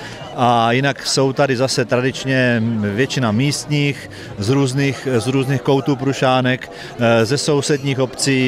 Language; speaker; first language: Czech; native; Czech